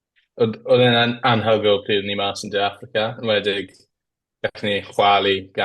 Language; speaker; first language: Welsh; native; Welsh